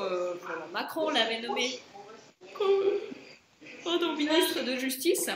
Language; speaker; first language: French; non-native, fluent; Russian